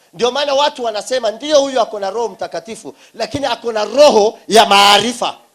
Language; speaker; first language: Swahili; non-native, local second language; Somali